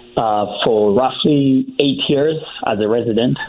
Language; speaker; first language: English; early bilingual, other home language; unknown